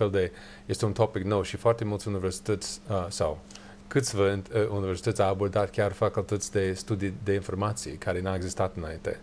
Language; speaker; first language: Romanian; non-native, learner; English